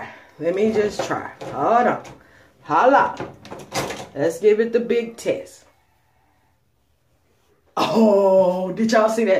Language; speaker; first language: English; native; English